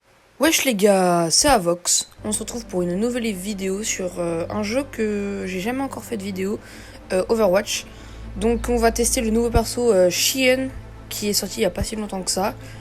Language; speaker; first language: French; native; French